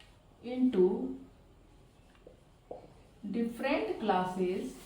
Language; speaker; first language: English; non-native, learner; Hindi